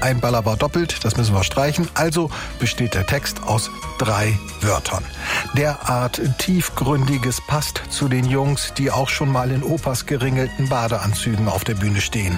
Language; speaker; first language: German; native; German